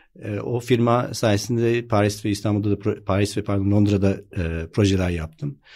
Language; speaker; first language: Turkish; early bilingual, heritage; Turkish